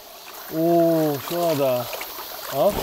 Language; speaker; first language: Korean; non-native, fluent; English